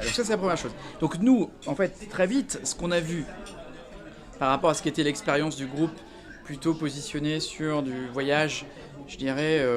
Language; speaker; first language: French; native; French